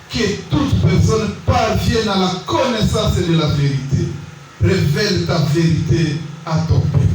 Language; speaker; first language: French; non-native, local second language; Swahili